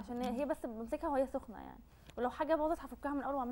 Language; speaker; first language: Arabic; native; Arabic